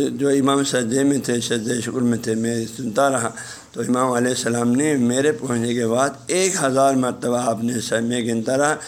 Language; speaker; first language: Urdu; non-native, local second language; Balti